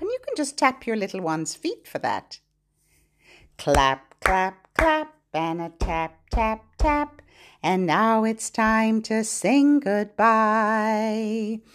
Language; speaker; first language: English; native; English